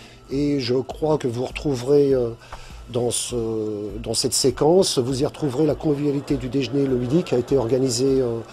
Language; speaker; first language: French; native; French